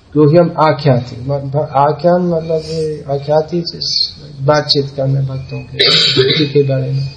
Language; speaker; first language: Hindi; non-native, fluent; English